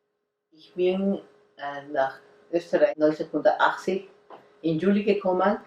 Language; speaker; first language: German; non-native, learner; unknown